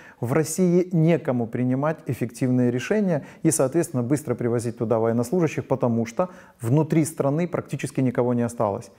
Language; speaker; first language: Russian; non-native, local second language; Ukrainian